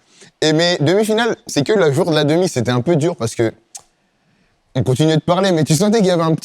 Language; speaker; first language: French; native; French